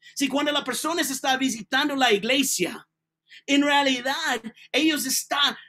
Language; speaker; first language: Spanish; non-native, learner; English